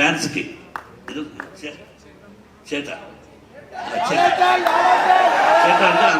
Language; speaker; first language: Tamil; non-native, learner; Telugu